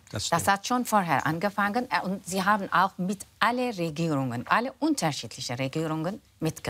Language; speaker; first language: German; non-native, fluent; Turkish